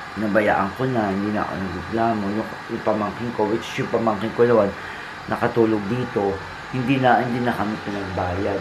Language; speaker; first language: Filipino; native; Filipino